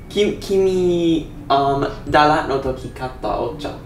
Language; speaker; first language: Japanese; non-native, learner; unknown